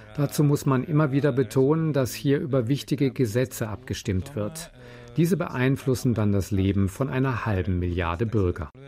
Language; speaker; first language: German; non-native, fluent; Czech